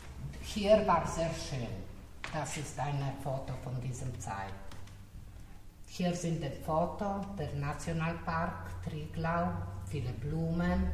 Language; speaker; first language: German; non-native, learner; Slovenian